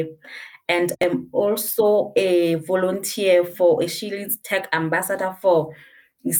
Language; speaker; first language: English; non-native, local second language; Southern Sotho